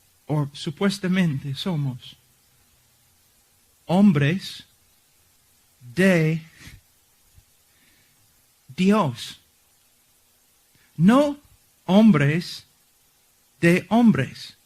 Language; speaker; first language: Spanish; non-native, fluent; English